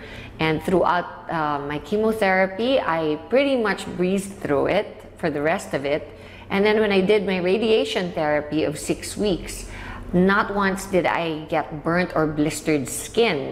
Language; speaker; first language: English; non-native, local second language; Filipino